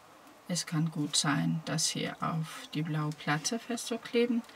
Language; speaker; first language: German; non-native, fluent; Danish